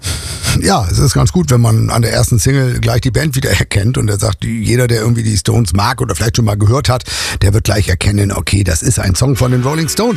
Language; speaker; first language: German; native; German